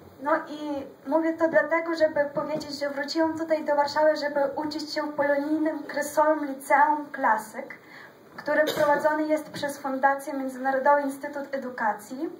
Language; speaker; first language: Polish; non-native, fluent; Ukrainian